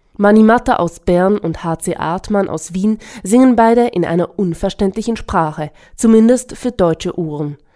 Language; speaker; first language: German; native; German